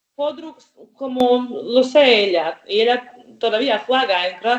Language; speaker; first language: Spanish; non-native, learner; Croatian